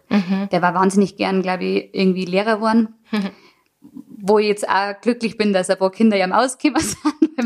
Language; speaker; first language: German; native; German